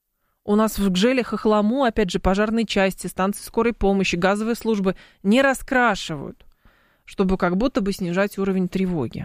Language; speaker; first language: Russian; native; Russian